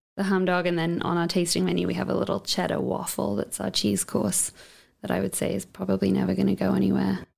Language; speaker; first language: English; native; English